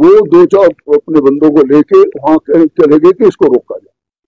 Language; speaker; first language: Hindi; native; Hindi